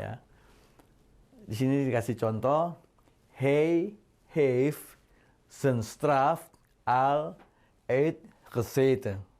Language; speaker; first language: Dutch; non-native, fluent; Indonesian